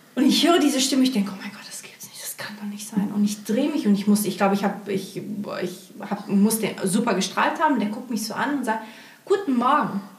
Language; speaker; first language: German; early bilingual, other home language; Portuguese